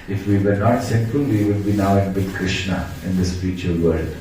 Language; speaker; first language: English; non-native, local second language; Hindi